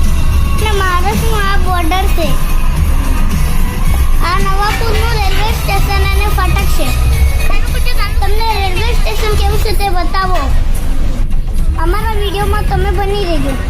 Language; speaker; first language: Gujarati; non-native, local second language; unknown